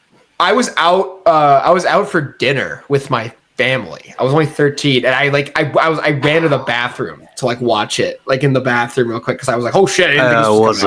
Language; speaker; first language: English; native; English